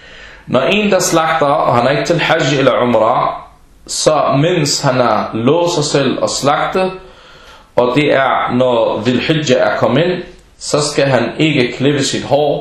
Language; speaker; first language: Danish; early bilingual, other home language; Arabic